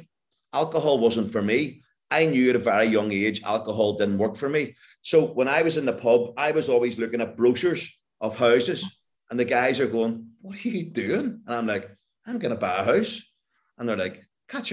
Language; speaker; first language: English; native; English